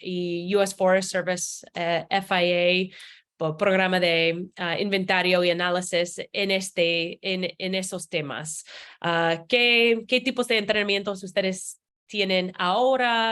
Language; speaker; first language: Spanish; non-native, fluent; English